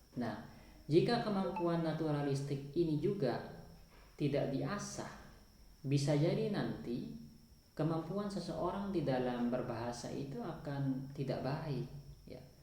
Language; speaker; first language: Indonesian; non-native, local second language; Sasak